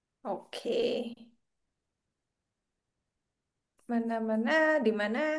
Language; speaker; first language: Indonesian; non-native, fluent; English